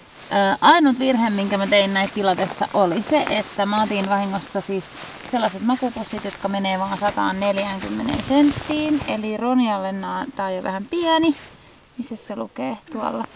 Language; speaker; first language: Finnish; native; Finnish